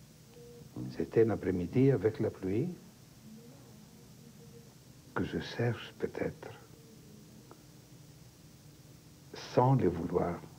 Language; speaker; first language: French; non-native, fluent; Greek